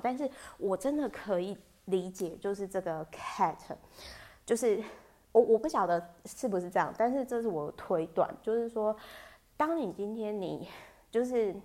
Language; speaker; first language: Chinese; native; Chinese